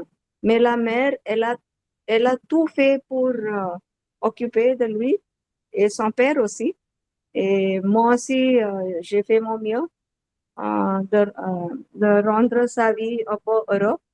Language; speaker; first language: French; non-native, learner; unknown